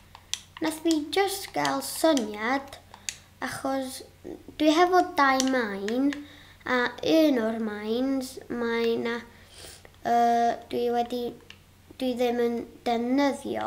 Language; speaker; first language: Welsh; non-native, local second language; English